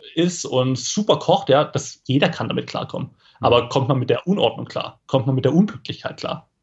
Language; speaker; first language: German; native; German